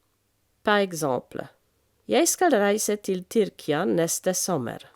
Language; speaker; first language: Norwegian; non-native, fluent; French